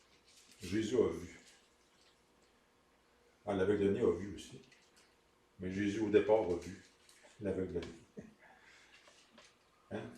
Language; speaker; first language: French; native; French